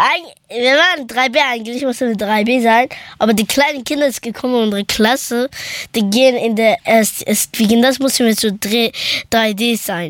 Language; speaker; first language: German; early bilingual, other home language; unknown